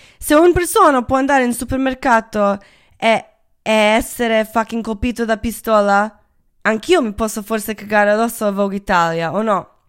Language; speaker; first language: Italian; non-native, fluent; Croatian